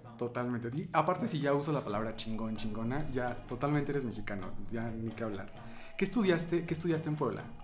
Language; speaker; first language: Spanish; native; Spanish